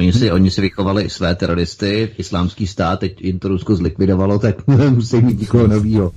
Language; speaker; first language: Czech; native; Czech